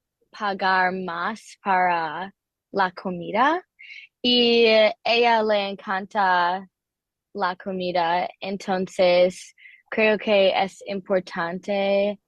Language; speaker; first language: Spanish; non-native, learner; English